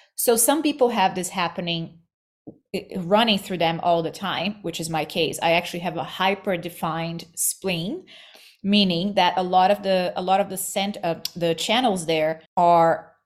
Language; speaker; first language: English; non-native, fluent; Portuguese